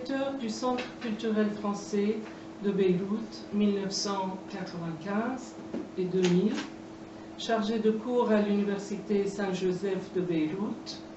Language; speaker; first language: French; non-native, fluent; Persian